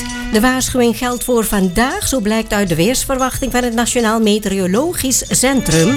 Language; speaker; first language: Dutch; native; Dutch